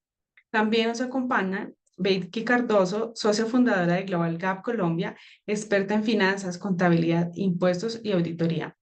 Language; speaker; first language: Spanish; native; Spanish